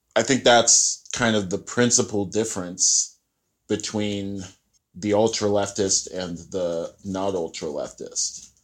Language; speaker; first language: English; early bilingual, other home language; Yoruba